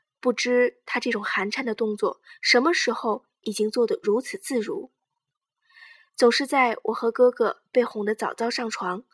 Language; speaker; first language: Chinese; native; Chinese